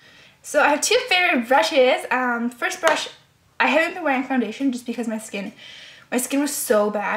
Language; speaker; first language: English; native; English